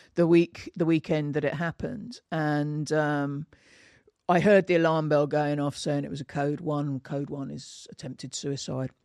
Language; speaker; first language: English; native; English